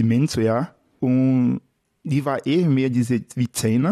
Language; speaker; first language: German; non-native, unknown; Portuguese